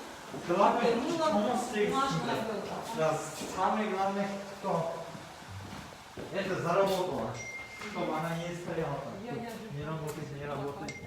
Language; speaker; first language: Russian; non-native, local second language; Kazakh